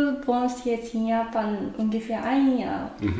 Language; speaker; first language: German; non-native, learner; Japanese